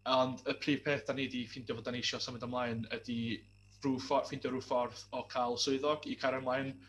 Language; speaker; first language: Welsh; native; Welsh